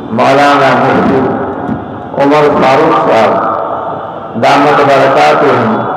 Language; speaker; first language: Urdu; non-native, local second language; Gujarati